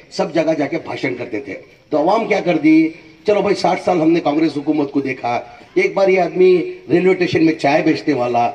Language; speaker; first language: Hindi; non-native, local second language; Urdu